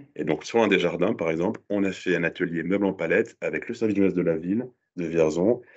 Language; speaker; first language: French; native; French